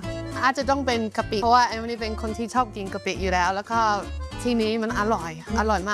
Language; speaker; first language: Thai; non-native, fluent; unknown